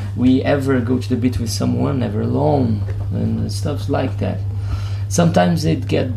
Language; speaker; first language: English; non-native, fluent; Portuguese